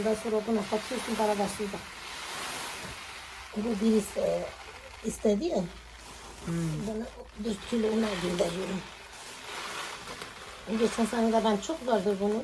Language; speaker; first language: Turkish; non-native, local second language; Kurdish